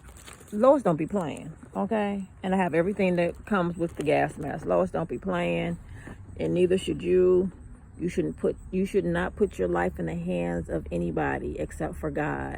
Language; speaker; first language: English; native; English